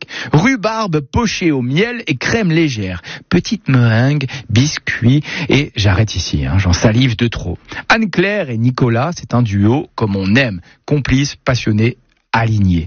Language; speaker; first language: French; native; French